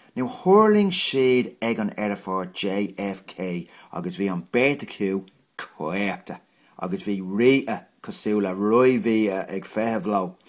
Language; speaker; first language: Irish; non-native, local second language; English